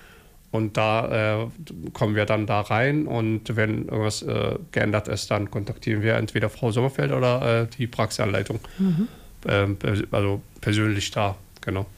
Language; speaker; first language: German; non-native, learner; Somali